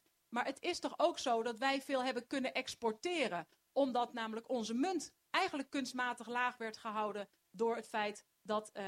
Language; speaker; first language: Dutch; native; Dutch